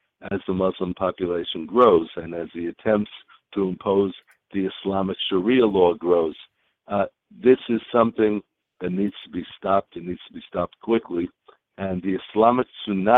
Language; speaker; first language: English; native; English